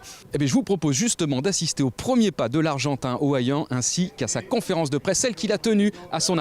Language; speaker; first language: French; native; French